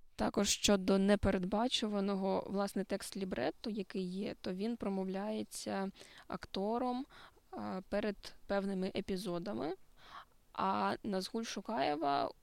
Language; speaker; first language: Ukrainian; native; Ukrainian